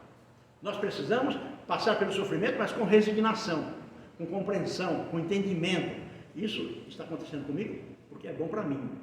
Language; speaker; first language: Portuguese; native; Portuguese